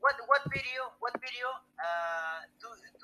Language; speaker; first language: English; non-native, learner; Spanish